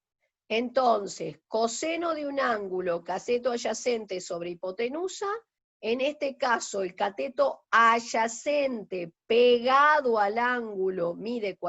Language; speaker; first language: Spanish; native; Spanish